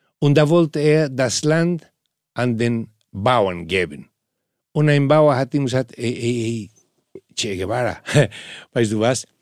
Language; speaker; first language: German; non-native, fluent; Spanish